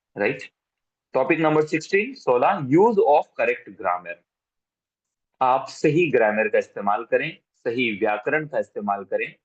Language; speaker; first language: Hindi; native; Hindi